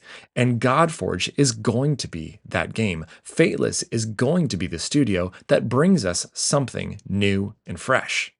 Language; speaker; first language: English; native; English